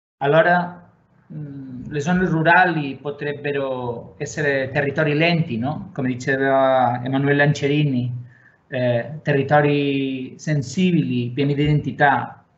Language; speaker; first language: Italian; non-native, fluent; Catalan